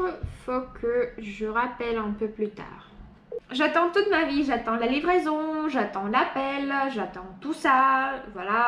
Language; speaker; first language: French; non-native, fluent; Russian